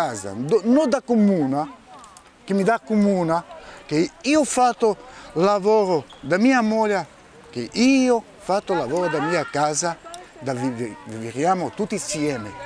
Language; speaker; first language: Italian; non-native, learner; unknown